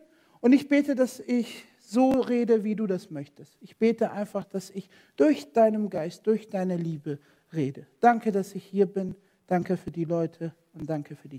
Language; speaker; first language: German; non-native, fluent; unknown